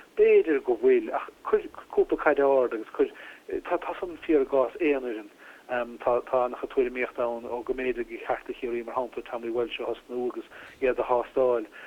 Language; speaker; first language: Irish; native; Irish